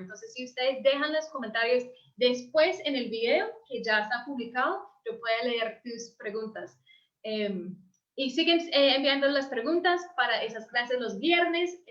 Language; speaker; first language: Spanish; early bilingual, heritage; English